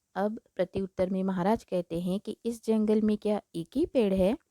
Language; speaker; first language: Hindi; non-native, local second language; Marathi